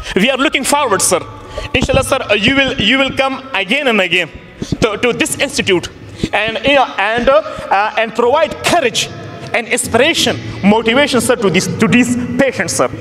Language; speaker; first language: English; non-native, local second language; Pashto